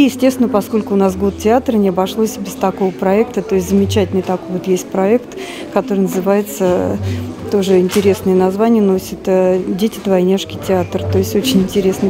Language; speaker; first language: Russian; native; Russian